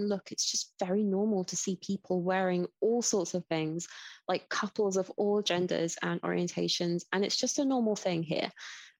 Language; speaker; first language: English; native; English